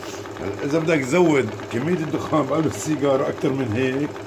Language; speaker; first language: Arabic; native; Arabic